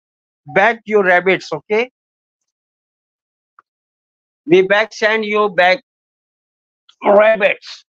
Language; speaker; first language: English; non-native, learner; Urdu